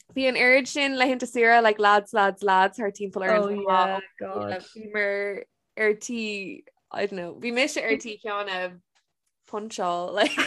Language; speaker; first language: Irish; non-native, local second language; English